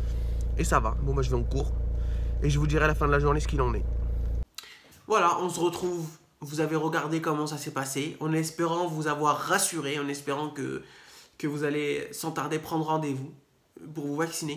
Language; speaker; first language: French; native; French